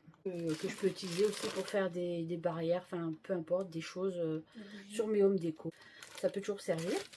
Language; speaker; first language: French; native; French